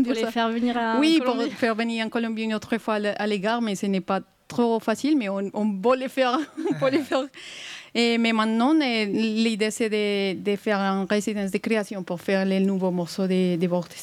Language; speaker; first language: French; non-native, fluent; Spanish